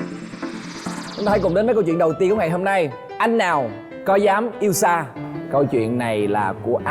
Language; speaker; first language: Vietnamese; native; Vietnamese